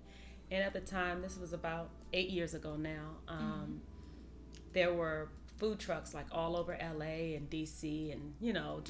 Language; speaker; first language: English; native; English